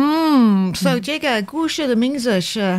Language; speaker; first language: Chinese; non-native, learner; English